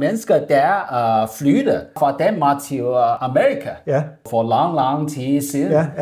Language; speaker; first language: Danish; non-native, learner; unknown